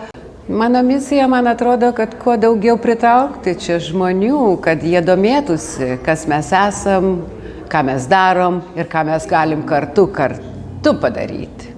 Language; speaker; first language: Lithuanian; early bilingual, heritage; Lithuanian